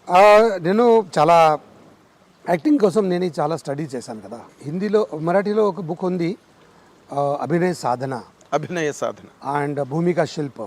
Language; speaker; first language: Telugu; non-native, learner; Marathi